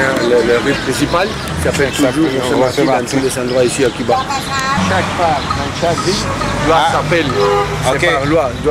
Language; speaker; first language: French; non-native, learner; Spanish